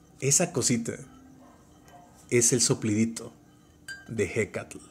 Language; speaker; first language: Spanish; native; Spanish